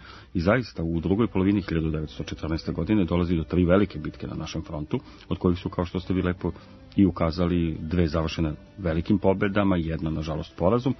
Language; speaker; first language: Croatian; native; Croatian